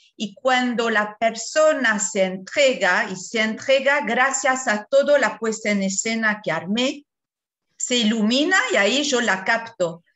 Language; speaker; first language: Spanish; non-native, fluent; French